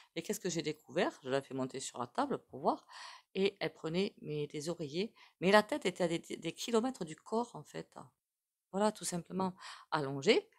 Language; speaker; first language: French; native; French